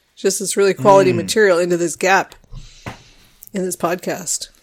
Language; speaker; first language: English; native; English